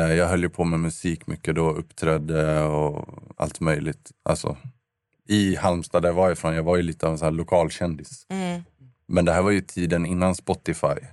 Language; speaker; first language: Swedish; native; Swedish